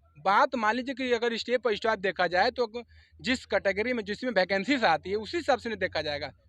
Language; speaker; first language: Hindi; non-native, local second language; Assamese